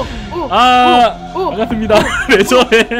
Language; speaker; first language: Korean; native; Korean